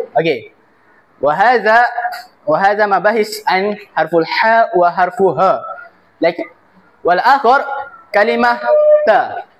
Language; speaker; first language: Arabic; non-native, learner; Malay